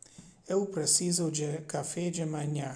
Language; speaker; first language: Portuguese; non-native, learner; Hungarian